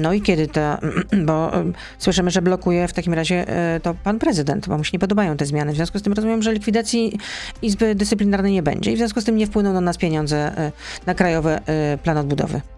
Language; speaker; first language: Polish; native; Polish